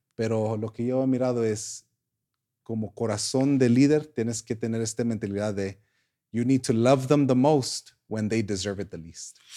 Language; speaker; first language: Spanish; early bilingual, heritage; Spanish